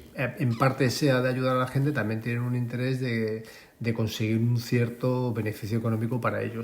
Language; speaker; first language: Spanish; native; Spanish